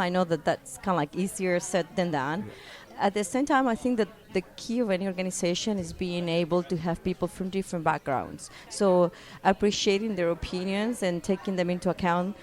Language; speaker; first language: English; non-native, fluent; Spanish